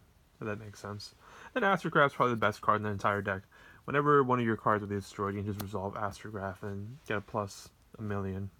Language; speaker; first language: English; native; English